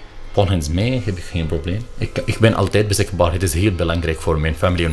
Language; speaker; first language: Dutch; non-native, learner; Arabic